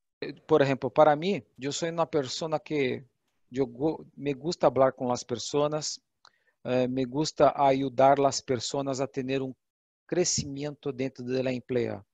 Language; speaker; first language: Portuguese; non-native, learner; Spanish